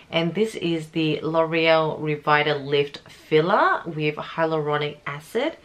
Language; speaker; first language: English; native; English